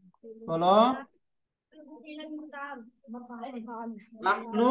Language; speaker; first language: Arabic; non-native, fluent; Bangla